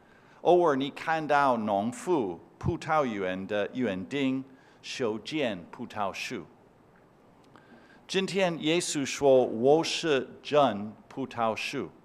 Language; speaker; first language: Chinese; non-native, fluent; English